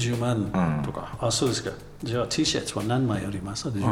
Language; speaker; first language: Japanese; non-native, learner; English